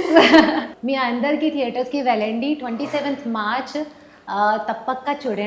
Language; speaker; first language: Telugu; non-native, learner; Hindi